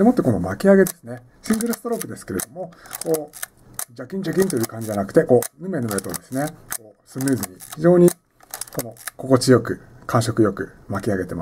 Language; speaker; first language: Japanese; native; Japanese